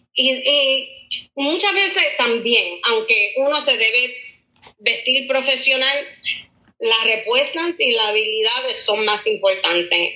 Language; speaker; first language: Spanish; early bilingual, heritage; Spanish